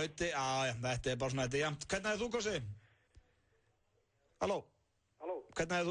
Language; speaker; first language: Icelandic; native; Icelandic